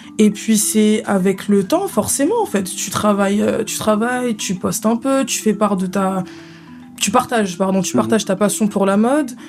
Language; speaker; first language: French; native; French